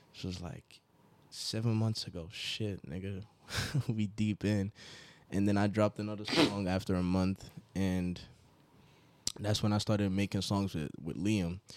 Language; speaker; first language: English; non-native, local second language; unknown